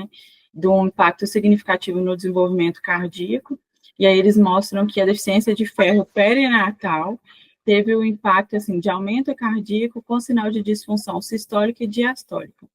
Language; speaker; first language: Portuguese; native; Portuguese